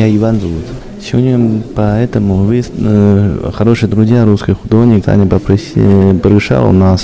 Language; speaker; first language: Russian; non-native, learner; Chinese